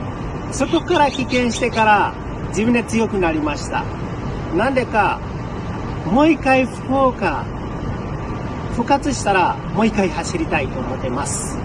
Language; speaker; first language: Japanese; non-native, learner; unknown